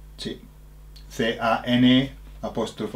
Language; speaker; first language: Spanish; non-native, fluent; English